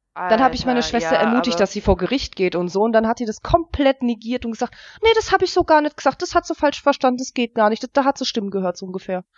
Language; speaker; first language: German; early bilingual, other home language; Russian